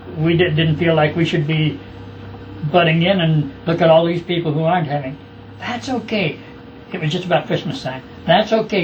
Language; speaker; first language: English; native; English